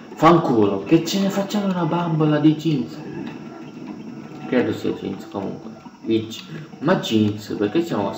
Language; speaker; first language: Italian; native; Italian